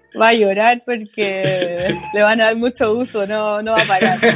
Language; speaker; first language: Spanish; native; Spanish